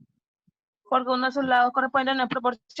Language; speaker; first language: Spanish; native; Spanish